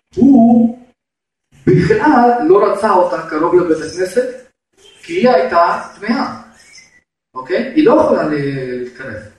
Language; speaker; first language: Hebrew; non-native, fluent; Russian